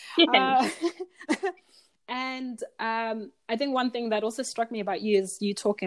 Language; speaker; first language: English; non-native, local second language; Shona